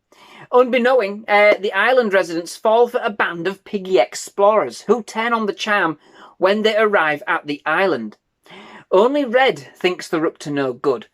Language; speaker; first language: English; native; English